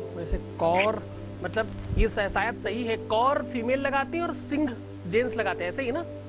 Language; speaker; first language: Hindi; native; Hindi